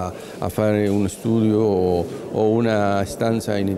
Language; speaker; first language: Italian; non-native, learner; Spanish